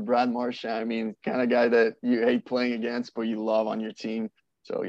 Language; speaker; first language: English; non-native, fluent; French